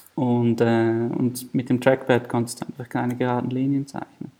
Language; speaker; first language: German; native; German